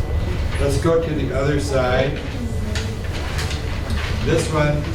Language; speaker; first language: English; native; English